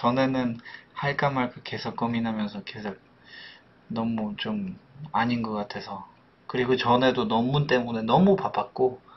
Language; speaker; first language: Korean; non-native, fluent; Polish